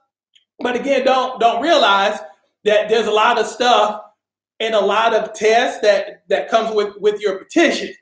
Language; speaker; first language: English; native; English